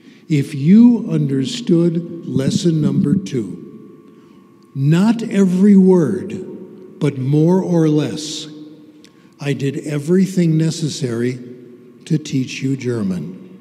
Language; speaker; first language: English; native; English